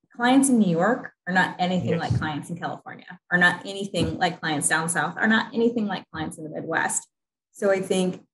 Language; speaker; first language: English; native; English